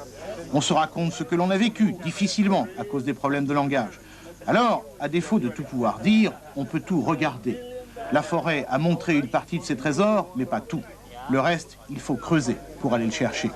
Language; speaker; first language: French; native; French